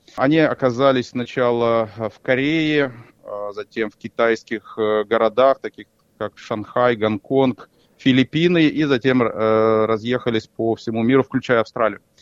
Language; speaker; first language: Russian; native; Russian